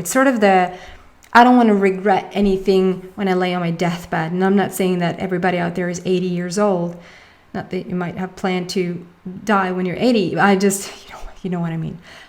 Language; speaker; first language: English; non-native, fluent; Swedish